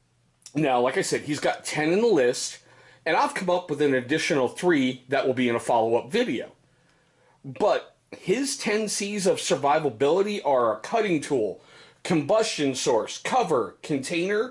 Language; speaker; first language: English; native; English